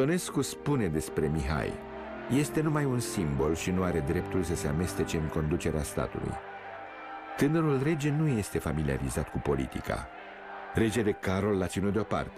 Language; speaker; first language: Romanian; native; Romanian